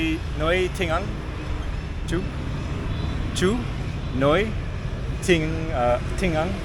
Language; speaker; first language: Vietnamese; non-native, learner; English